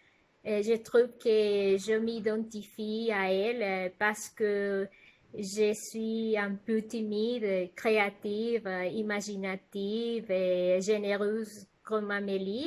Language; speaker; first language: French; non-native, fluent; Spanish